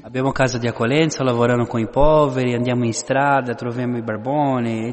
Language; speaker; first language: Italian; non-native, fluent; Portuguese